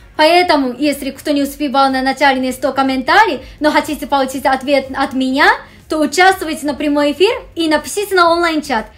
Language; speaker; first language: Russian; non-native, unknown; Japanese